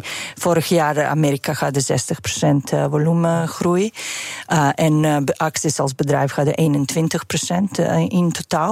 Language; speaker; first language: Dutch; non-native, fluent; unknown